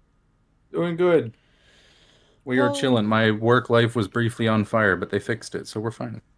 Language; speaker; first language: English; native; English